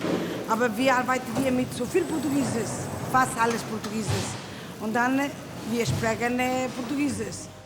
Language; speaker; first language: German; non-native, learner; Portuguese